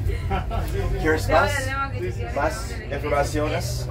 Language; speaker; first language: Spanish; non-native, learner; English